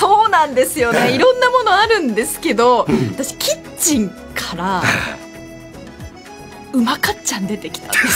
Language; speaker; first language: Japanese; native; Japanese